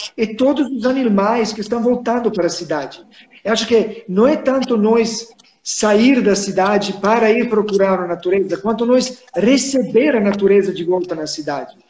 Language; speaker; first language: Portuguese; non-native, fluent; Serbian